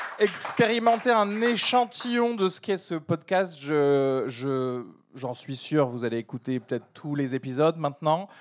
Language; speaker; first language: French; early bilingual, other home language; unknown